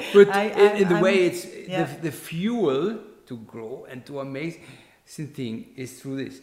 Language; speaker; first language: English; non-native, fluent; Icelandic